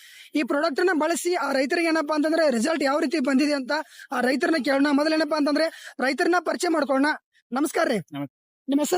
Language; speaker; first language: Kannada; native; Kannada